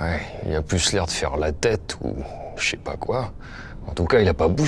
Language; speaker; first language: French; native; French